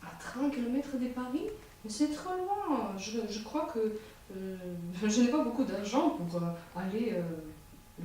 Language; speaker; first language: French; non-native, fluent; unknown